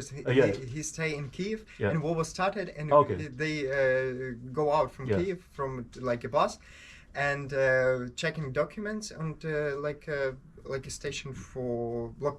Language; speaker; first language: English; non-native, learner; Ukrainian